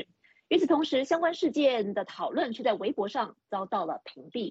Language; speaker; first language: Chinese; native; Chinese